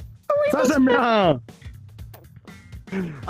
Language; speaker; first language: French; native; French